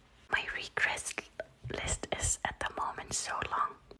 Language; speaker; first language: English; non-native, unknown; German